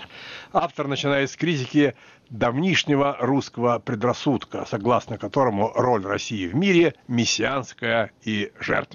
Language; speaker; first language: Russian; native; Russian